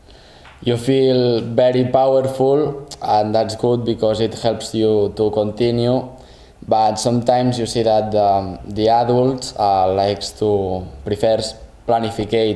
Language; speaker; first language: English; non-native, learner; Spanish